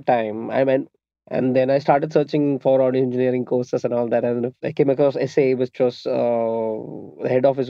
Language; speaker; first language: English; non-native, local second language; Malayalam